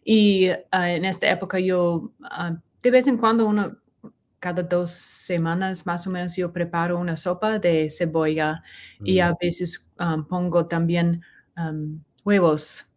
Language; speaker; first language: Spanish; non-native, learner; English